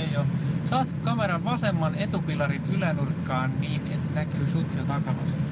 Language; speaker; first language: Finnish; native; Finnish